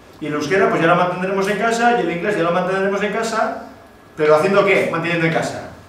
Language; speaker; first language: Spanish; early bilingual, other home language; Basque